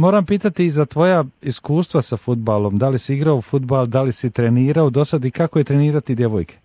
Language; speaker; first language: Serbian; native; Serbian